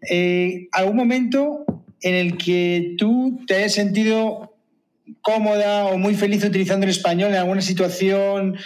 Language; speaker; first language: Spanish; native; Spanish